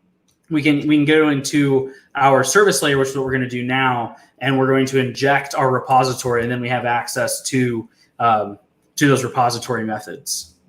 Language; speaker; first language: English; native; English